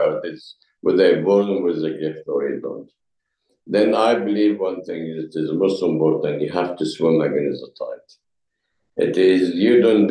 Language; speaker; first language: English; non-native, fluent; Arabic